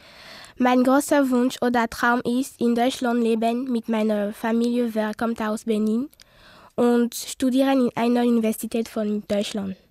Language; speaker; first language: German; non-native, learner; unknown